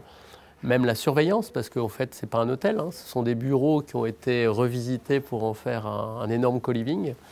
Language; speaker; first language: French; native; French